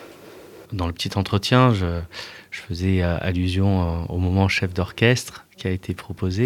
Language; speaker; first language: French; native; French